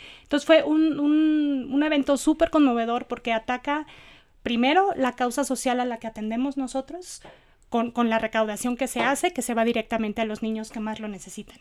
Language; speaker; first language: Spanish; native; Spanish